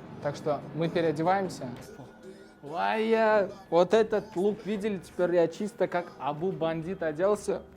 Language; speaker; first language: Russian; non-native, fluent; Turkmen